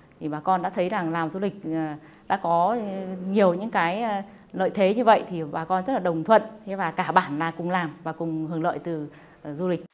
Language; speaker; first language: Vietnamese; non-native, local second language; Hmong